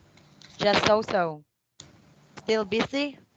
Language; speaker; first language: English; non-native, fluent; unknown